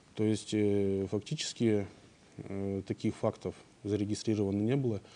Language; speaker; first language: Russian; native; Russian